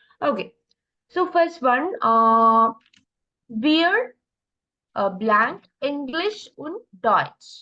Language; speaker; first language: German; non-native, fluent; Malayalam